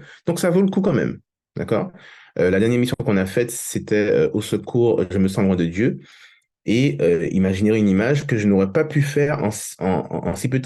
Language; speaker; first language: French; native; French